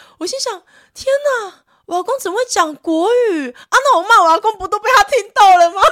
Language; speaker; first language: Chinese; non-native, local second language; Min Nan Chinese